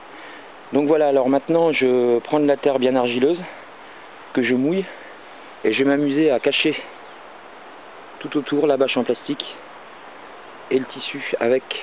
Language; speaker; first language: French; native; French